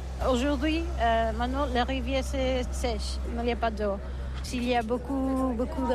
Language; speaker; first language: French; non-native, learner; Catalan